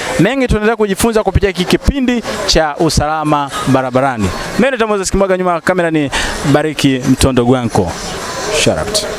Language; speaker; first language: Swahili; native; Swahili